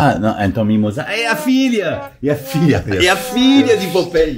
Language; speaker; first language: Portuguese; non-native, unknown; French